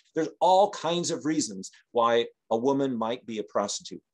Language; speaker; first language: English; native; English